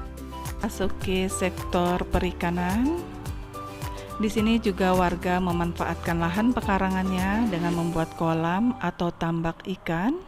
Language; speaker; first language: Indonesian; native; Indonesian